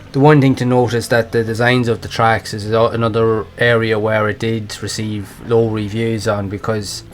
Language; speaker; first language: English; native; English